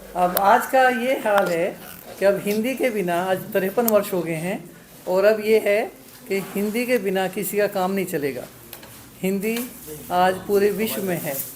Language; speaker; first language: Hindi; native; Hindi